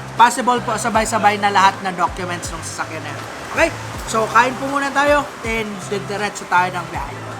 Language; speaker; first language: Filipino; native; Filipino